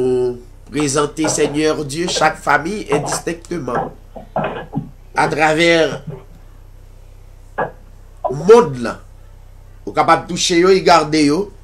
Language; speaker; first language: French; non-native, local second language; Haitian Creole